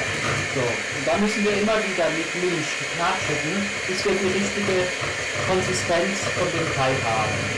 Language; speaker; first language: German; native; German